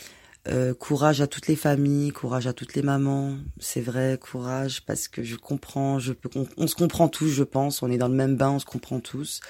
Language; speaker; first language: French; native; French